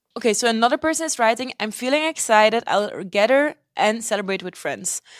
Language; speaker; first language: English; non-native, fluent; Dutch